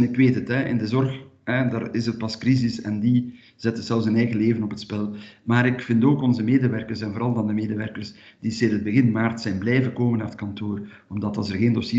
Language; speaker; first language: Dutch; native; Dutch